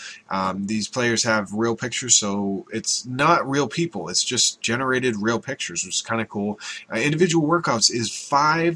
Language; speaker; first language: English; native; English